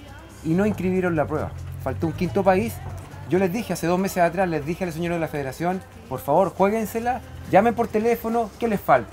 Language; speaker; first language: Spanish; native; Spanish